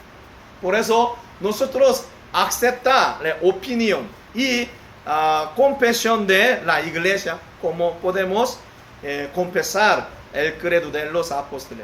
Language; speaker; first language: Spanish; non-native, learner; Korean